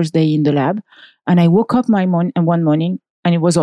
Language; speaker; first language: English; non-native, fluent; French